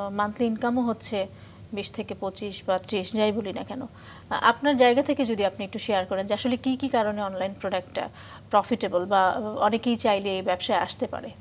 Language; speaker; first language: Bangla; native; Bangla